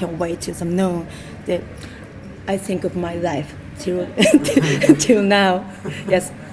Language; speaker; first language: English; non-native, learner; Japanese